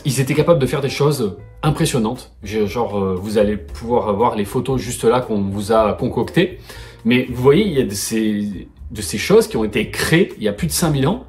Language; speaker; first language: French; native; French